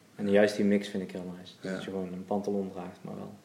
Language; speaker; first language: Dutch; native; Dutch